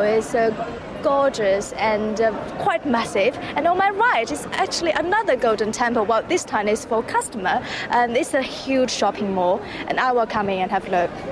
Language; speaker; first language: English; non-native, fluent; Chinese